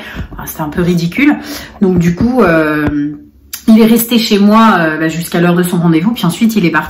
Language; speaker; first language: French; native; French